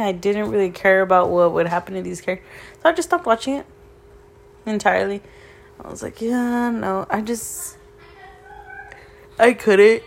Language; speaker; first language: English; early bilingual, other home language; Spanish